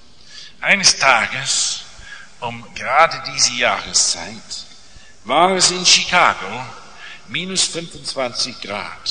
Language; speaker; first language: German; non-native, fluent; English